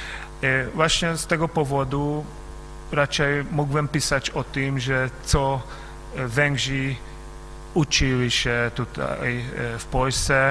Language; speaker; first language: Polish; non-native, fluent; Hungarian